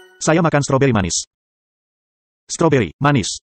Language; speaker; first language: Indonesian; non-native, learner; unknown